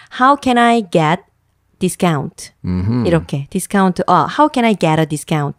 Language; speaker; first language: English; non-native, local second language; Korean